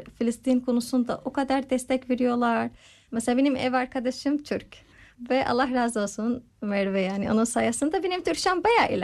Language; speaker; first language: Turkish; non-native, learner; Arabic